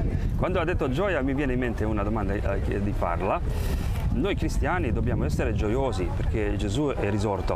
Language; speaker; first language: Italian; non-native, fluent; Croatian